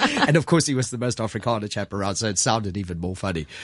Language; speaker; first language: English; native; English